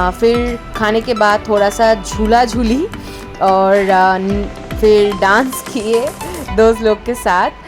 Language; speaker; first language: Hindi; non-native, local second language; Bangla